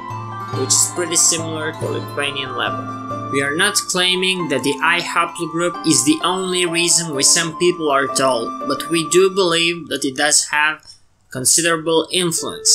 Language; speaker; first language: English; non-native, fluent; Serbian